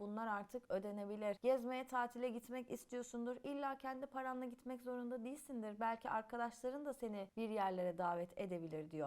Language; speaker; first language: Turkish; native; Turkish